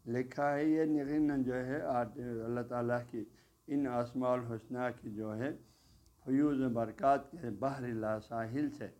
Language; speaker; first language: Urdu; non-native, local second language; Balti